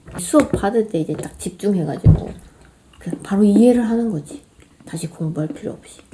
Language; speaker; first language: Korean; native; Korean